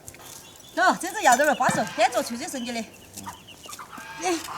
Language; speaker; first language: Chinese; native; Chinese